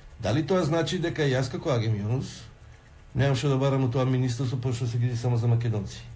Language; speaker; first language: Macedonian; non-native, local second language; Albanian